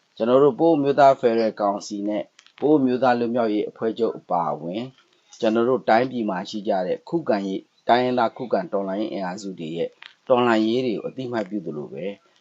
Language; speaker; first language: Burmese; non-native, local second language; Pa'o Karen